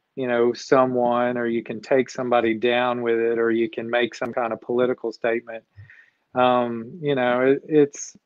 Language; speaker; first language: English; native; English